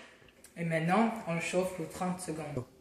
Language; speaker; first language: French; non-native, learner; English